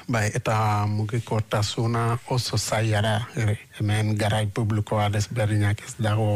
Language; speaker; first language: Basque; non-native, fluent; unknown